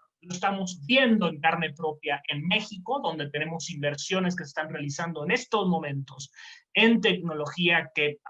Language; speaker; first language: Spanish; native; Spanish